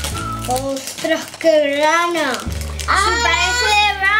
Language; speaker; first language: Spanish; native; Spanish